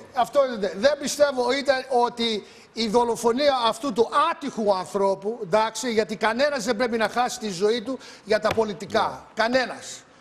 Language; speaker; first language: Greek; early bilingual, heritage; Greek